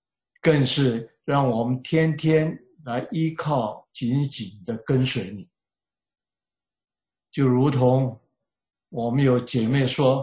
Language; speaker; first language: Chinese; native; Chinese